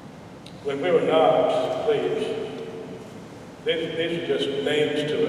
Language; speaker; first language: English; native; English